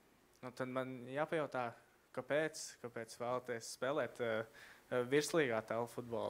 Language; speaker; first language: Latvian; native; Latvian